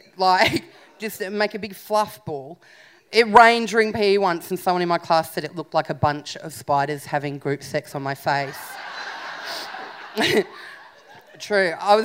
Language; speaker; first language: English; native; English